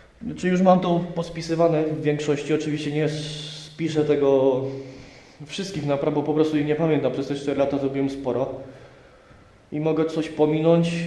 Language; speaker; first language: Polish; native; Polish